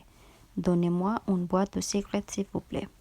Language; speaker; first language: French; non-native, fluent; Urdu